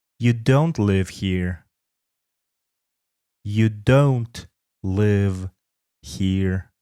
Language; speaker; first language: English; non-native, fluent; Polish